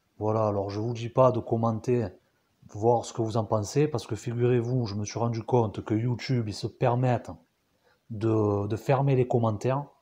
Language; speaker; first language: French; native; French